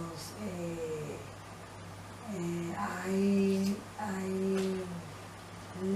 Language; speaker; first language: English; non-native, learner; Spanish